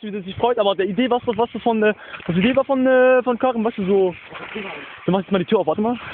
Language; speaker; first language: German; early bilingual, other home language; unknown